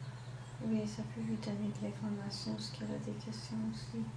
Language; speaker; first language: French; non-native, local second language; English